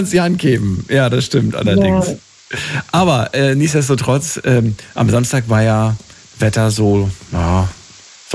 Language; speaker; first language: German; native; German